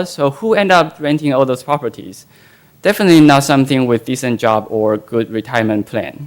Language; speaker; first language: English; non-native, fluent; Chinese